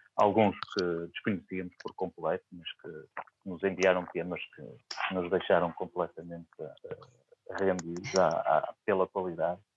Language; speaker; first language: Portuguese; native; Portuguese